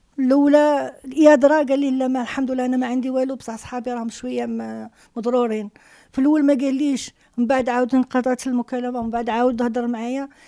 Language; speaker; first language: Arabic; native; Arabic